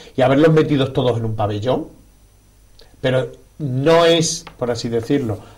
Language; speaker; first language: Spanish; native; Spanish